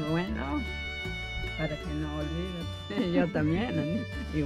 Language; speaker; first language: Spanish; non-native, local second language; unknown